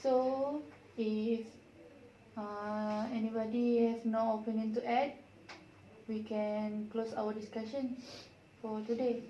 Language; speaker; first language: English; non-native, learner; Malay